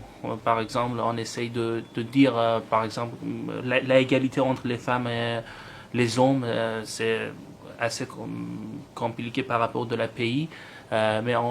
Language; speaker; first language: French; non-native, learner; Persian